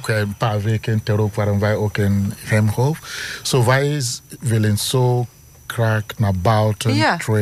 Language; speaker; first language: Dutch; non-native, fluent; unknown